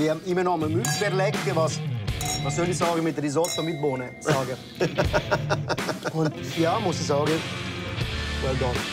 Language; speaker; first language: German; non-native, local second language; Italian